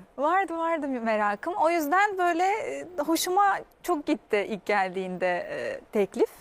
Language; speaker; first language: Turkish; non-native, fluent; Arabic